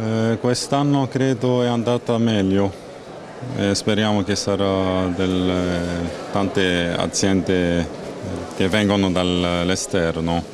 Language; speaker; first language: Italian; non-native, learner; Arabic